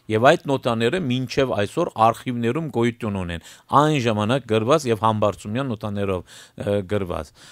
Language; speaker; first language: Armenian; early bilingual, heritage; Armenian